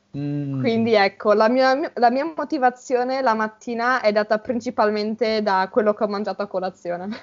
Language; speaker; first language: Italian; native; Italian